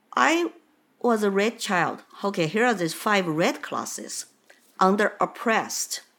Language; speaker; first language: English; non-native, fluent; Chinese